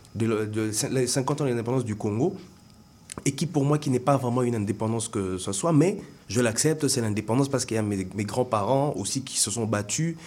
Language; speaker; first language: French; non-native, local second language; Lingala